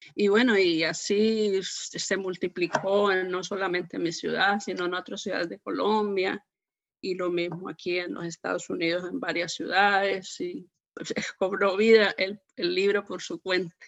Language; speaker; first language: Spanish; native; Spanish